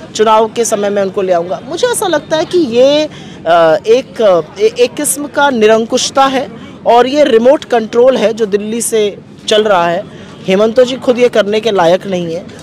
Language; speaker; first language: Hindi; native; Hindi